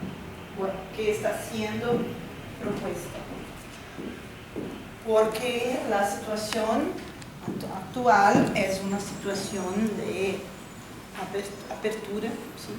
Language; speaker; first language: Spanish; non-native, fluent; Portuguese